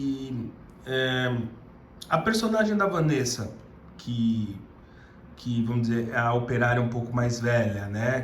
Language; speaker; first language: Portuguese; native; Portuguese